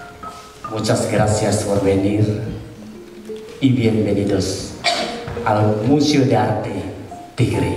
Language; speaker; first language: Spanish; non-native, fluent; Indonesian